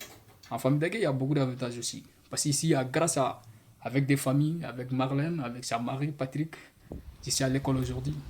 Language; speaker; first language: French; non-native, learner; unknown